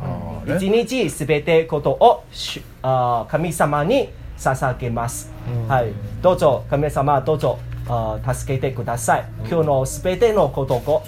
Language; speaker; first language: Japanese; non-native, learner; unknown